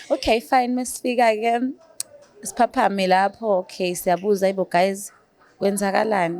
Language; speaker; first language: Zulu; native; Zulu